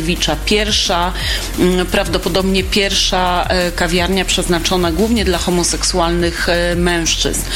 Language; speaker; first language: Polish; native; Polish